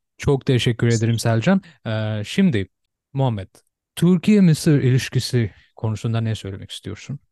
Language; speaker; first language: Turkish; non-native, fluent; Bangla